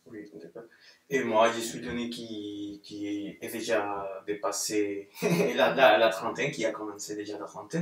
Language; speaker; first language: French; non-native, fluent; Spanish